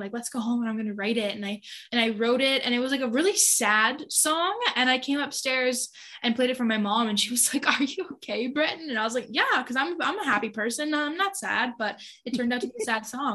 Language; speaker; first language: English; native; English